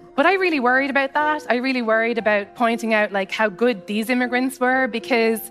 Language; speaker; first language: English; native; English